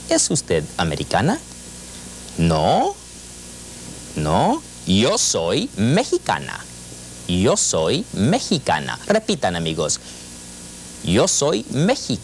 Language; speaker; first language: Spanish; non-native, fluent; English